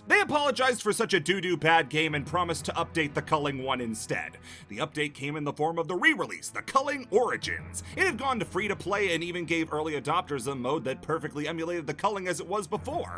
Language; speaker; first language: English; native; English